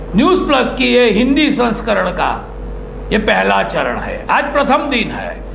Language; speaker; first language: Hindi; non-native, local second language; Gujarati